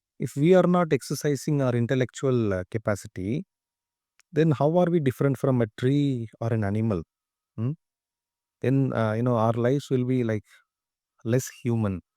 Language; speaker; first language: English; non-native, local second language; Tamil